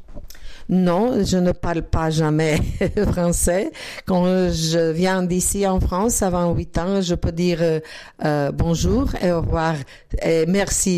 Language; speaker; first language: French; non-native, learner; Croatian